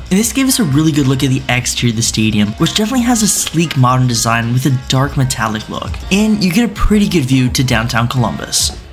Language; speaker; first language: English; native; English